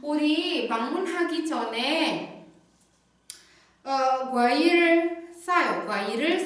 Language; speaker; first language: Korean; non-native, fluent; Indonesian